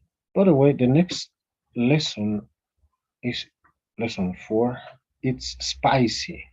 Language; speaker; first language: English; non-native, fluent; Spanish